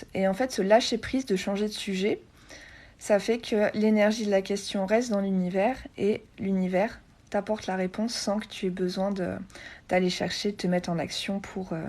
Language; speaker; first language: French; native; French